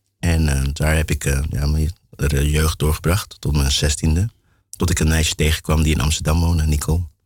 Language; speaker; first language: Dutch; early bilingual, other home language; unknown